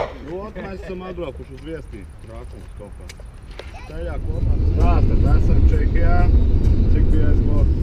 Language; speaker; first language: Latvian; native; Latvian